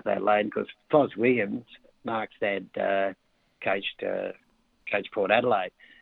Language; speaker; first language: English; native; English